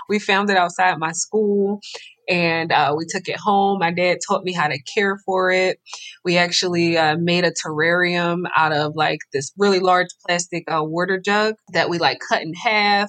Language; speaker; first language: English; native; English